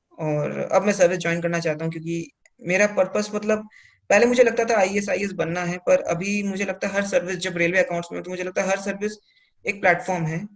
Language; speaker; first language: Hindi; early bilingual, heritage; Hindi